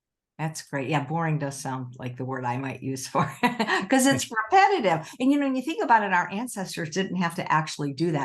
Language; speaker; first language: English; native; English